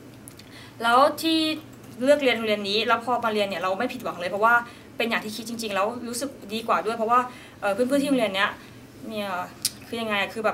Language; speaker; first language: Thai; native; Thai